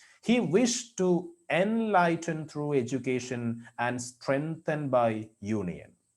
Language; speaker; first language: English; non-native, local second language; Malayalam